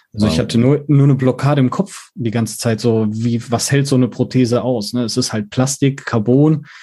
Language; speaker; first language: German; native; German